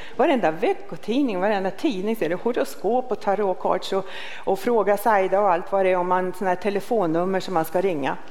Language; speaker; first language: Swedish; native; Swedish